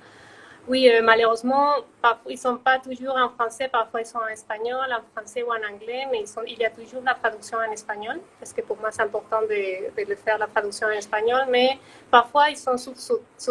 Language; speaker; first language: French; non-native, fluent; Spanish